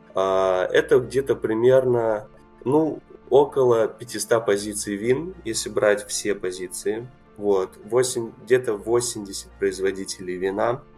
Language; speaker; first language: Russian; early bilingual, other home language; Romanian